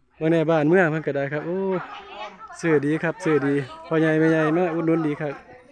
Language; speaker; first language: Thai; native; Thai